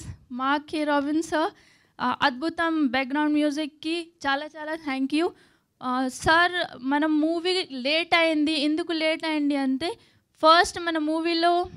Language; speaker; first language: Telugu; non-native, learner; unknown